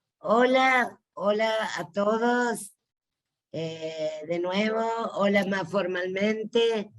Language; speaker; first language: Spanish; native; Spanish